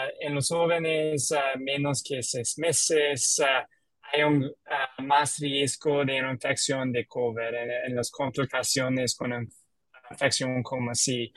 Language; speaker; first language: Spanish; non-native, learner; English